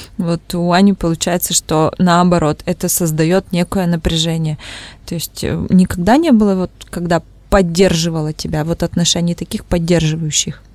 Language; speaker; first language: Russian; native; Russian